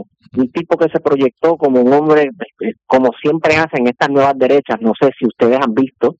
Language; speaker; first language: Spanish; native; Spanish